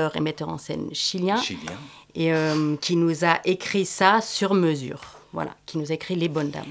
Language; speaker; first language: French; native; French